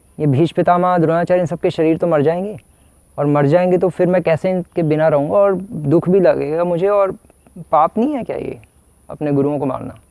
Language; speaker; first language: Hindi; native; Hindi